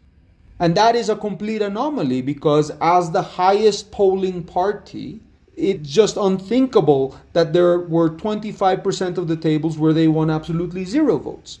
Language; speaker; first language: English; non-native, fluent; Spanish